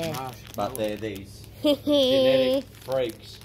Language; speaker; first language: English; native; English